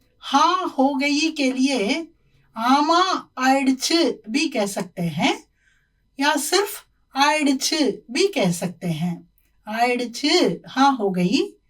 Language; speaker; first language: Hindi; non-native, local second language; Tamil